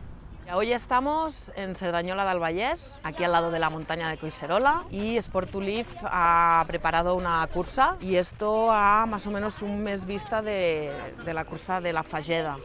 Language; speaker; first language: Spanish; non-native, local second language; Catalan